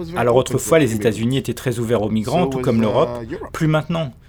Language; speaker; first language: French; non-native, fluent; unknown